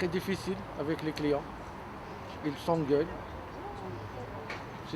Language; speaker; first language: French; native; French